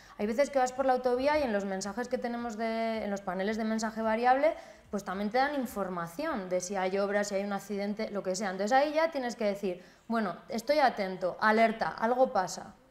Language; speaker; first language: Spanish; native; Spanish